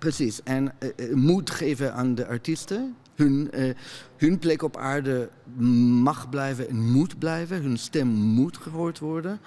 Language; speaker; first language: Dutch; non-native, fluent; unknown